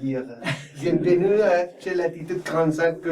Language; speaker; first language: French; non-native, fluent; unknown